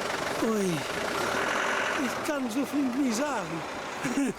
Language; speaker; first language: German; early bilingual, heritage; German